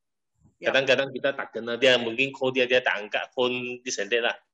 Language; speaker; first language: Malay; non-native, local second language; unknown